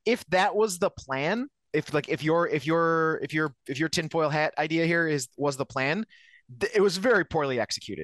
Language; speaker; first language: English; native; English